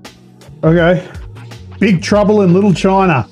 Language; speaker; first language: English; native; English